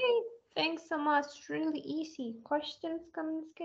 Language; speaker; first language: English; non-native, learner; Spanish